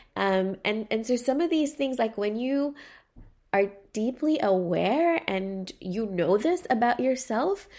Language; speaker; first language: English; native; English